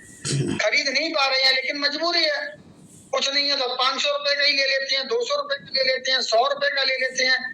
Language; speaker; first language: Hindi; native; Hindi